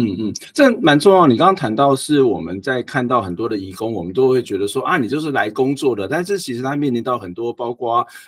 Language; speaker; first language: Chinese; native; Chinese